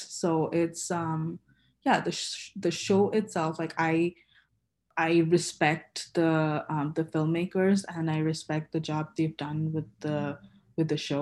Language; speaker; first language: English; non-native, local second language; Bangla